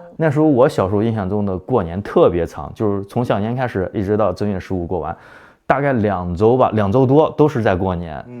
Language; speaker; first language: Chinese; native; Chinese